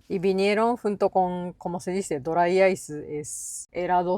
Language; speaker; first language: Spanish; non-native, learner; Japanese